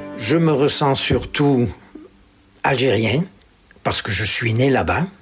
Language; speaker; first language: French; native; French